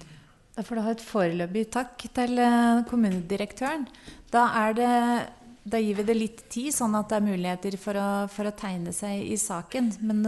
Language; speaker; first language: Norwegian; native; Norwegian